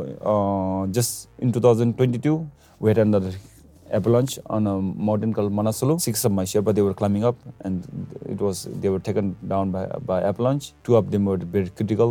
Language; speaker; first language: English; non-native, local second language; Sherpa